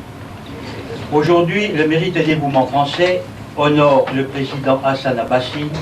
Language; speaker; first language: French; native; French